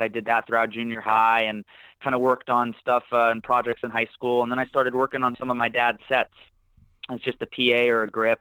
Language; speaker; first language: English; native; English